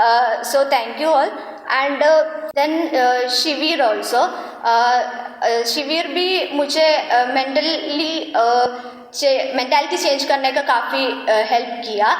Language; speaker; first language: Hindi; non-native, local second language; Malayalam